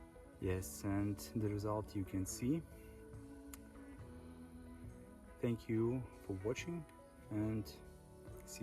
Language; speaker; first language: English; non-native, learner; Ukrainian